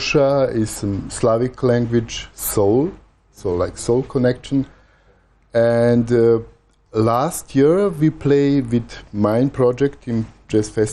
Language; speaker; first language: English; non-native, learner; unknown